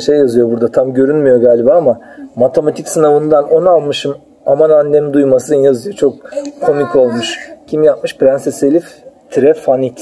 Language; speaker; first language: Turkish; native; Turkish